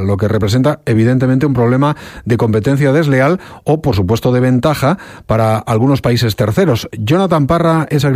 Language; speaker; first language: Spanish; native; Spanish